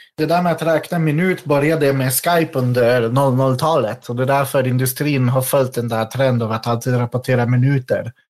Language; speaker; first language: Swedish; non-native, fluent; French